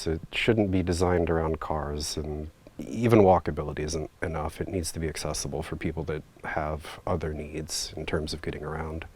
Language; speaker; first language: English; native; English